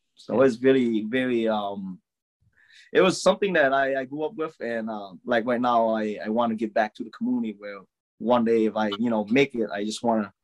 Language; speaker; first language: English; early bilingual, other home language; Lao